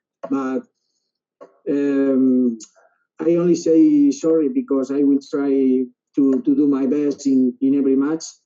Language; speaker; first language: English; non-native, learner; Spanish